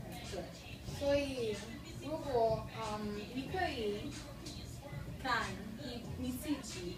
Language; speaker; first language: Chinese; non-native, learner; Spanish